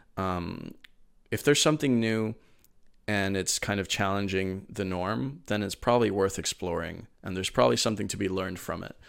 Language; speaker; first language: English; early bilingual, other home language; Spanish